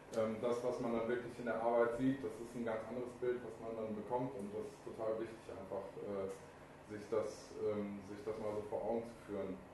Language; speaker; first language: German; native; German